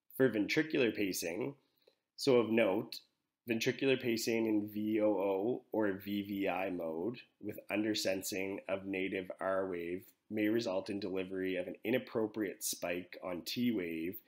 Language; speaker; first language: English; native; English